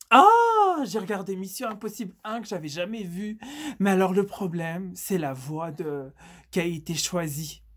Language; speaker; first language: French; native; French